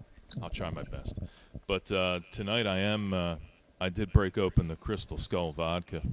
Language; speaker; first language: English; native; English